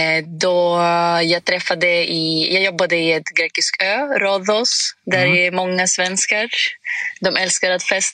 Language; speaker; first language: Swedish; non-native, fluent; Greek